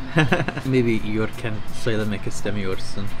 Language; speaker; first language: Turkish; non-native, learner; English